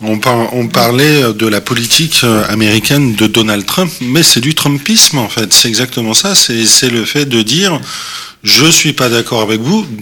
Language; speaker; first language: French; native; French